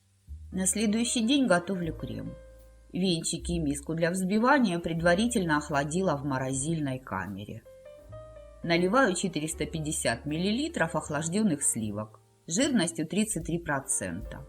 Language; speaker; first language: Russian; native; Russian